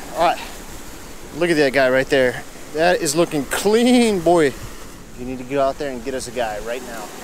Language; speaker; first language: English; native; English